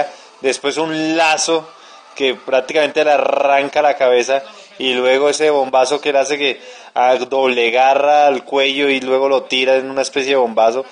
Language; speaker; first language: Spanish; native; Spanish